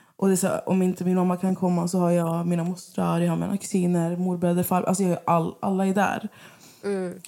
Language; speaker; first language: Swedish; native; Swedish